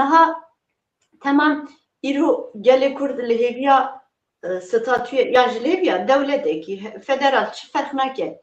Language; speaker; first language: Kurdish; native; Kurdish